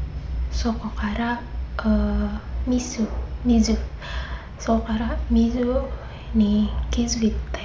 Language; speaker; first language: Japanese; non-native, learner; Indonesian